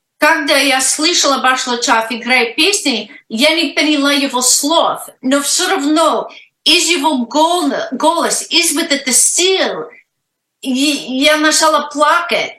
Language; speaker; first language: Russian; non-native, learner; English